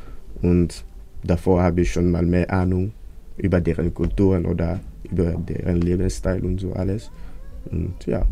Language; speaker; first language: German; non-native, fluent; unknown